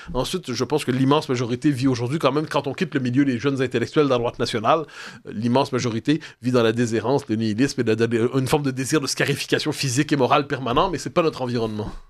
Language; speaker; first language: French; native; French